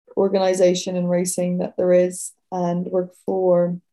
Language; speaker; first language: English; native; English